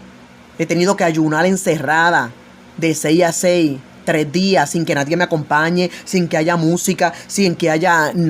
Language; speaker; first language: Spanish; native; Spanish